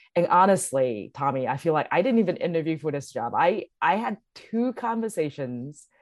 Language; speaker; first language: English; early bilingual, other home language; Cantonese